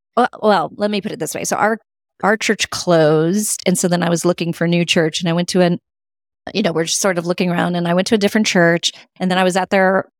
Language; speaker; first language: English; native; English